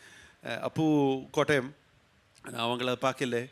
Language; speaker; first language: Tamil; non-native, learner; Malayalam